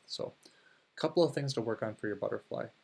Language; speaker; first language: English; native; English